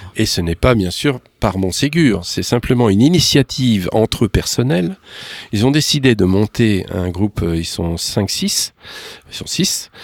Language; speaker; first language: French; native; French